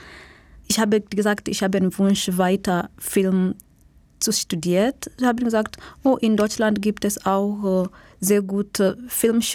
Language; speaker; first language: German; non-native, learner; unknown